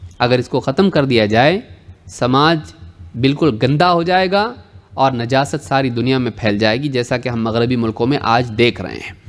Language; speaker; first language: Urdu; native; Urdu